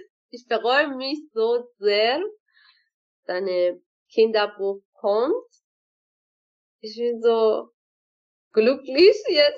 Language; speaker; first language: German; non-native, learner; Persian